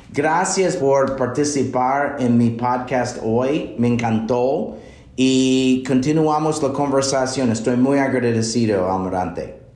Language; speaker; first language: Spanish; non-native, fluent; English